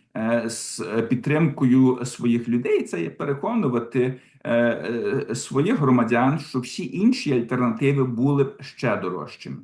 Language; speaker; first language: Ukrainian; early bilingual, heritage; Ukrainian